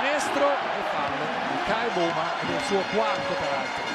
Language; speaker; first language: Italian; native; Italian